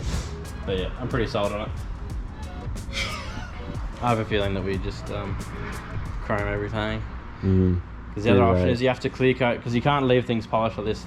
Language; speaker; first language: English; native; English